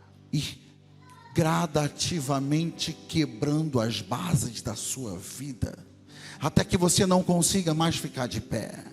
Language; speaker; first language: Portuguese; native; Portuguese